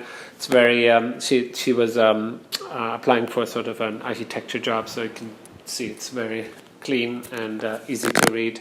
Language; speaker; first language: English; non-native, fluent; German